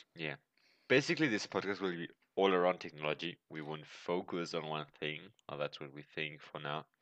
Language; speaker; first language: English; non-native, fluent; German